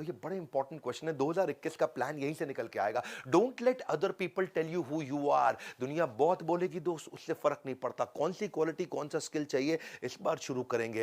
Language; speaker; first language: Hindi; native; Hindi